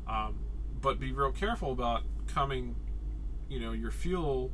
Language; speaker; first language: English; native; English